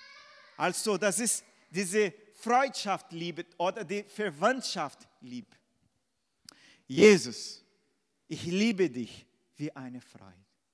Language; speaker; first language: German; non-native, fluent; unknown